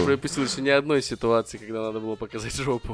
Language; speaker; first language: Russian; native; Russian